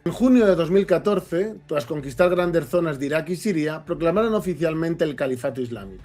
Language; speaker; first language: Spanish; native; Spanish